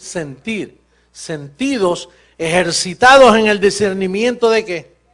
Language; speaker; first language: Spanish; native; Spanish